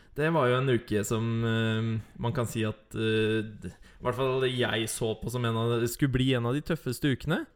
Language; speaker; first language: Norwegian; native; Norwegian